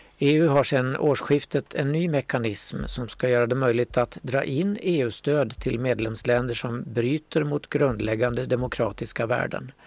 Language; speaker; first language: Swedish; native; Swedish